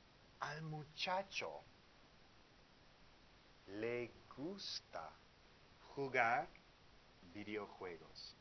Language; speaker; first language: Spanish; non-native, learner; English